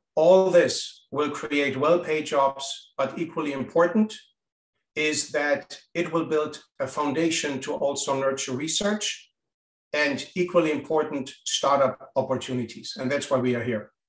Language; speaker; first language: English; non-native, fluent; German